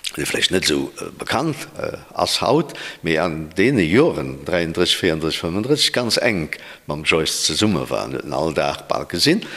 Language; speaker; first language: Luxembourgish; native; Luxembourgish